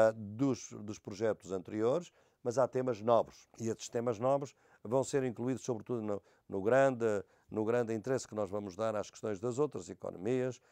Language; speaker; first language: Portuguese; native; Portuguese